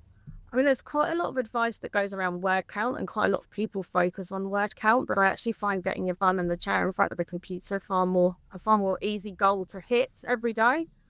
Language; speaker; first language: English; native; English